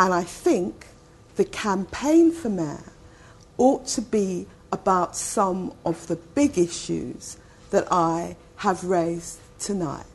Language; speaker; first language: English; native; English